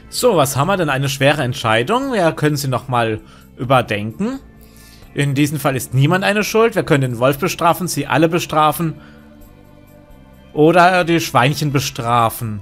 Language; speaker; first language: German; native; German